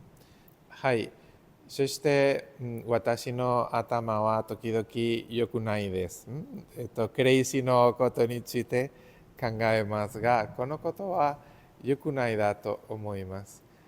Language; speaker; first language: Japanese; non-native, learner; Spanish